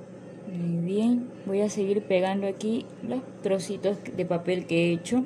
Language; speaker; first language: Spanish; native; Spanish